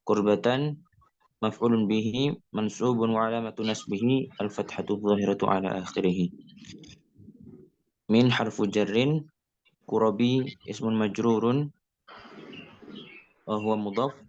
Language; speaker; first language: Arabic; non-native, learner; Indonesian